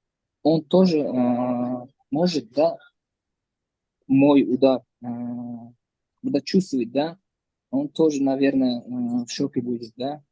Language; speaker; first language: Russian; non-native, learner; Uzbek